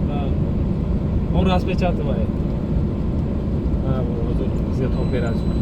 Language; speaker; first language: Russian; non-native, learner; Uzbek